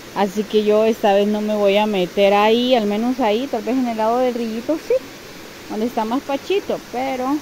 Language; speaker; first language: Spanish; native; Spanish